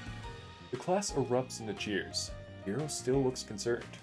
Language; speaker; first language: English; native; English